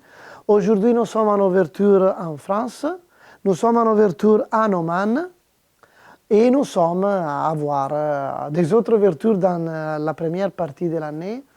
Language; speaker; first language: French; non-native, fluent; Italian